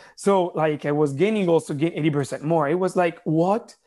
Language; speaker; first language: English; non-native, fluent; Italian